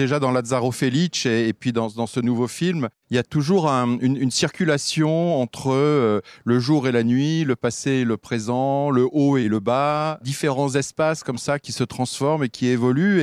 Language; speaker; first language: French; native; French